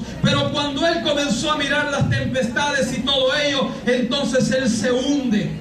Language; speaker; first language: Spanish; native; Spanish